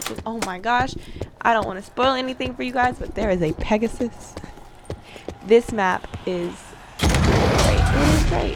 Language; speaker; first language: English; native; English